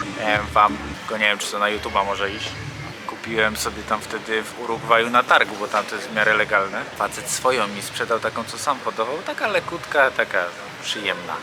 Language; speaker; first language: Polish; native; Polish